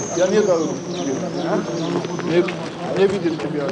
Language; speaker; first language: Russian; non-native, learner; French